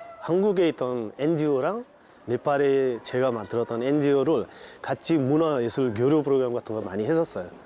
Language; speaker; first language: Korean; non-native, fluent; Sherpa